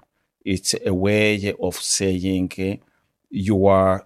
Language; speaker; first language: English; non-native, local second language; Kinyarwanda